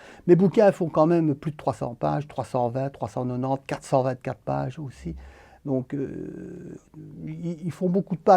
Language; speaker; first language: French; native; French